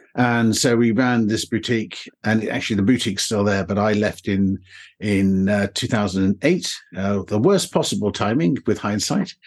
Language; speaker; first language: English; native; English